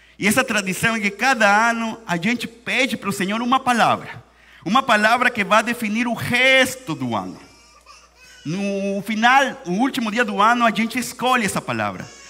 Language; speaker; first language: Portuguese; non-native, fluent; Spanish